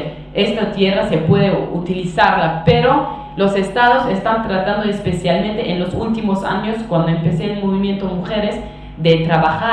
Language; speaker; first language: Spanish; non-native, fluent; Kurdish